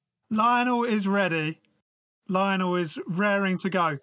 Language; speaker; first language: English; native; English